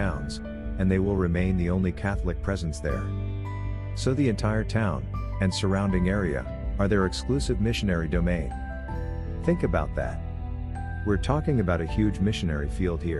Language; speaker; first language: English; native; English